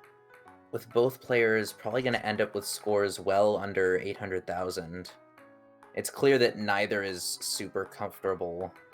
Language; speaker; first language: English; native; English